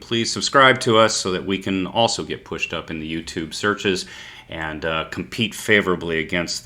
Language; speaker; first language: English; native; English